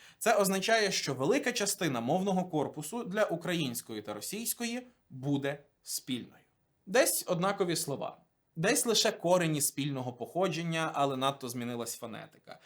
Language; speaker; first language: Ukrainian; native; Ukrainian